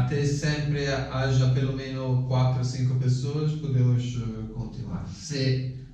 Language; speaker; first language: Portuguese; non-native, fluent; Italian